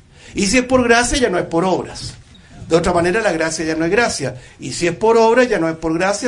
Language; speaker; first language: Spanish; native; Spanish